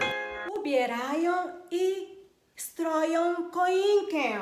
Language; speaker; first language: Polish; non-native, learner; Portuguese